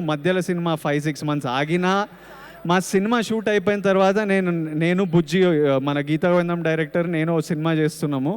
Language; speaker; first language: Telugu; native; Telugu